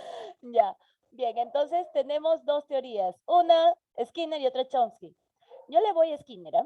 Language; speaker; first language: Spanish; native; Spanish